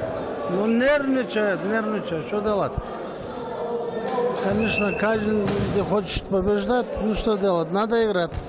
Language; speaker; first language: Russian; non-native, local second language; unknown